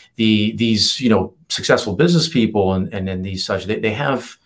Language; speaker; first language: English; native; English